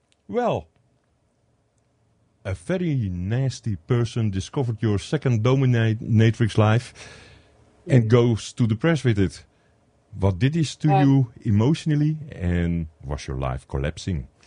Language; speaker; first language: English; non-native, learner; Dutch